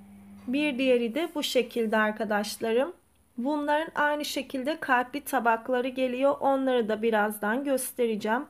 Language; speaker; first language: Turkish; native; Turkish